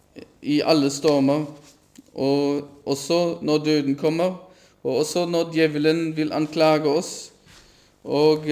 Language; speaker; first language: Norwegian; non-native, fluent; German